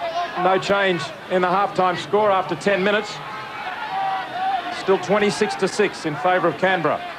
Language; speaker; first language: English; native; English